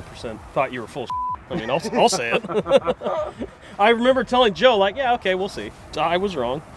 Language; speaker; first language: English; native; English